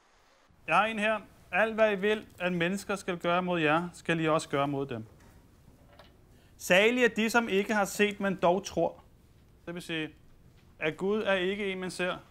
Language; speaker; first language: Danish; native; Danish